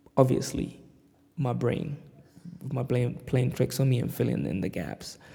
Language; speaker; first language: English; native; English